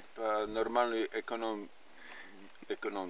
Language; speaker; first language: Russian; non-native, learner; Polish